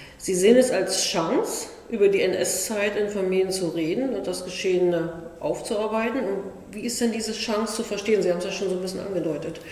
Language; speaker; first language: German; native; German